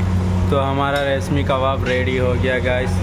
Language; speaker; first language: Hindi; native; Hindi